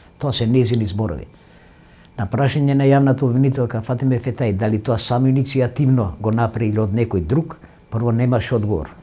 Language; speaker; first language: Macedonian; non-native, local second language; Albanian